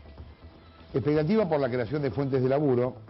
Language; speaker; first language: Spanish; native; Spanish